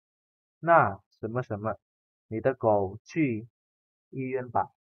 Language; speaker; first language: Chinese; non-native, fluent; Indonesian